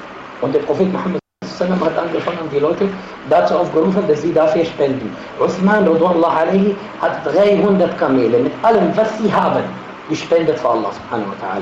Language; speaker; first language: German; non-native, fluent; Arabic